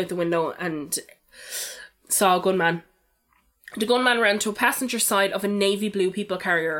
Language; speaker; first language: English; native; English